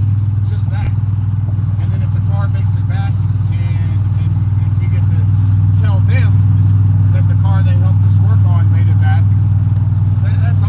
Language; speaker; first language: English; native; English